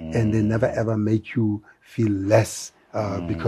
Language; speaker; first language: English; non-native, local second language; Tswana